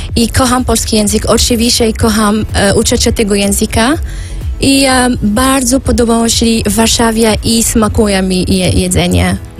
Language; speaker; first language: Polish; non-native, learner; Arabic